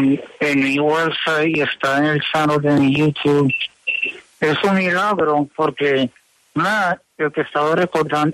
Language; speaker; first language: Spanish; early bilingual, heritage; Spanish